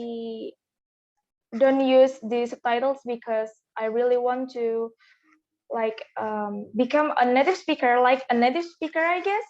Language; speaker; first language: English; non-native, learner; Indonesian